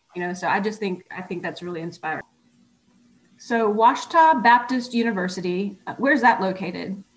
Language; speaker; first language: English; native; English